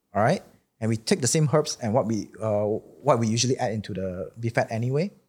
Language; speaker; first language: English; non-native, local second language; Chinese